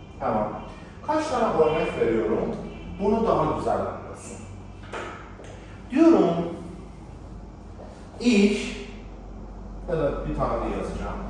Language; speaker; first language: Turkish; non-native, fluent; Persian